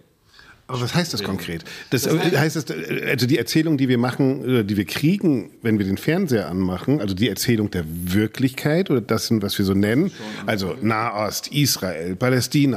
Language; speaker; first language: German; native; German